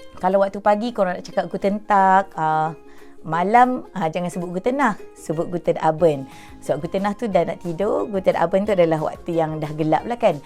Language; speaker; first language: Malay; native; Malay